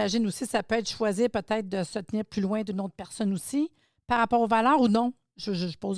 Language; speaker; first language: French; native; French